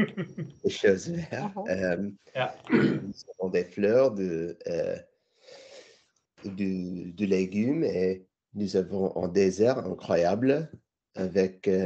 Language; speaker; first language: French; non-native, learner; English